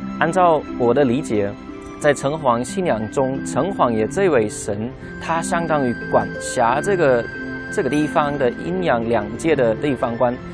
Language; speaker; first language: Chinese; non-native, fluent; German